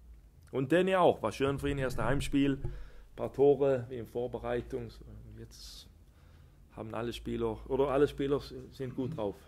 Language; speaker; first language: German; non-native, fluent; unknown